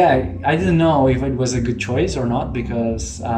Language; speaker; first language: English; non-native, fluent; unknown